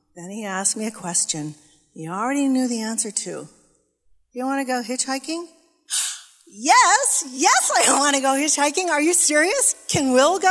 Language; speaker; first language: English; native; English